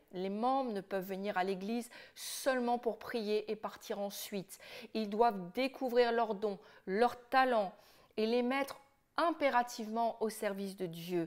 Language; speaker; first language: French; native; French